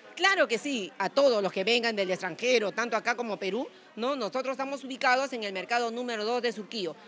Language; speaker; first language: Spanish; native; Spanish